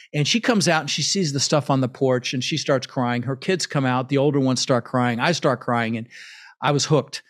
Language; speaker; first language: English; early bilingual, other home language; Dutch